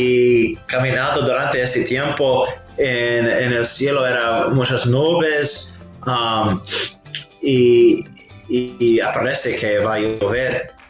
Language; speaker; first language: Spanish; non-native, fluent; English